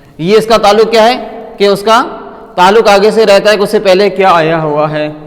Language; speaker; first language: Urdu; native; Urdu